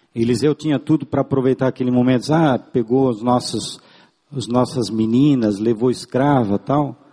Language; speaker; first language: Portuguese; non-native, local second language; German